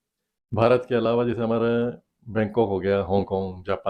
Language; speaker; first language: Hindi; native; Hindi